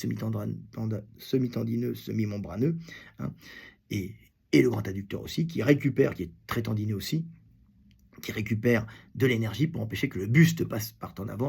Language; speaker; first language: French; native; French